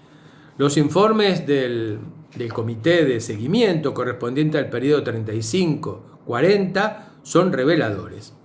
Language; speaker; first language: Spanish; native; Spanish